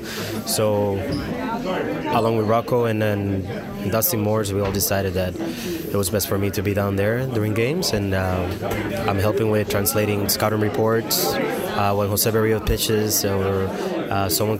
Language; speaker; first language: English; non-native, fluent; Spanish